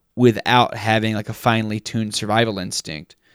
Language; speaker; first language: English; native; English